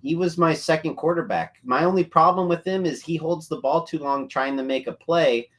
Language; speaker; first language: English; native; English